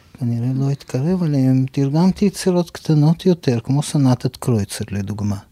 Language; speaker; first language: Hebrew; non-native, fluent; Russian